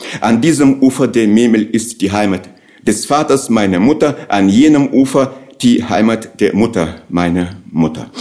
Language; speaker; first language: German; non-native, fluent; Russian